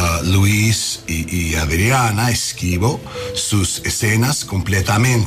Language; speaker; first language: Spanish; non-native, learner; English